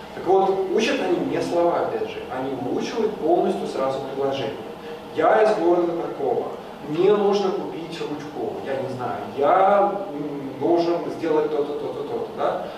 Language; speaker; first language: Russian; native; Russian